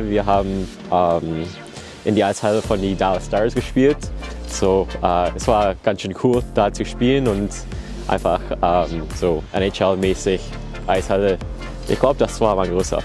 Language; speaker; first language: German; early bilingual, heritage; German